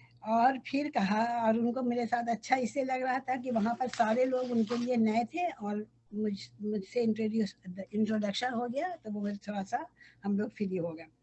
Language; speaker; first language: Urdu; native; Urdu